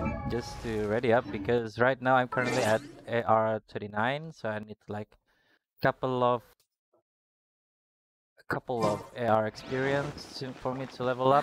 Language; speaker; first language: English; non-native, local second language; Malay